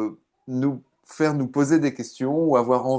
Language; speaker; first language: French; native; French